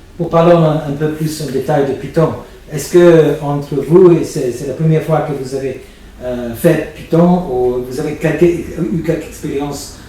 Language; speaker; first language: French; non-native, fluent; English